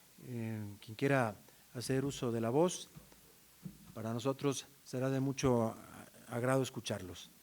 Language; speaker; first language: Spanish; native; Spanish